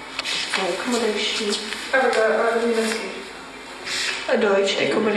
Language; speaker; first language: English; non-native, learner; Czech